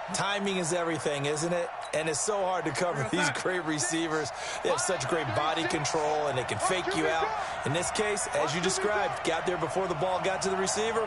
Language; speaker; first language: English; native; English